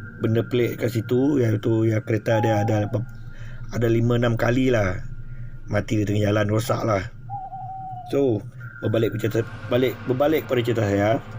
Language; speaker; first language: Malay; non-native, local second language; Iban